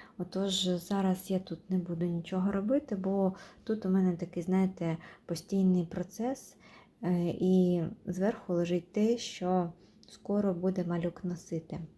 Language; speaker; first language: Ukrainian; non-native, local second language; Russian